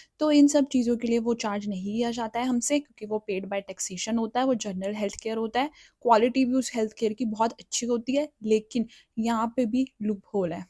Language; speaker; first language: Hindi; native; Hindi